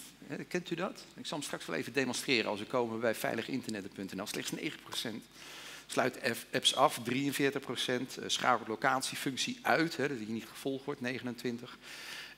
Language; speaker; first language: Dutch; native; Dutch